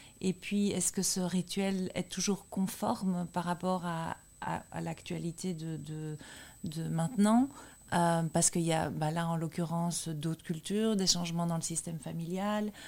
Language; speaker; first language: French; native; French